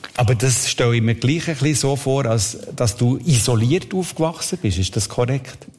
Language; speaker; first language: German; native; German